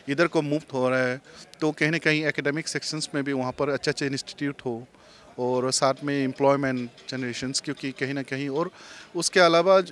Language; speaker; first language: Hindi; non-native, local second language; Chakma